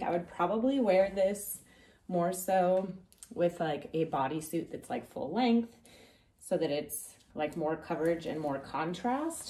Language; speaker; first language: English; native; English